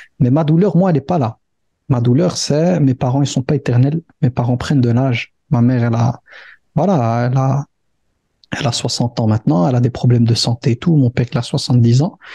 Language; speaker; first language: French; early bilingual, other home language; Arabic